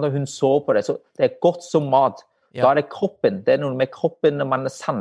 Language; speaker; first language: Norwegian; non-native, fluent; Vietnamese